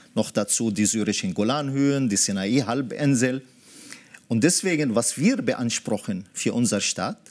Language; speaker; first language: German; early bilingual, other home language; Arabic